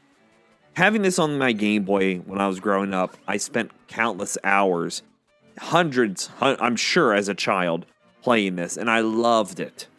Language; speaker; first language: English; native; English